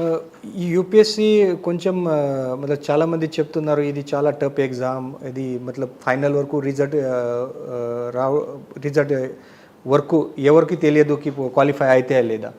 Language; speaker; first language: Telugu; non-native, learner; Marathi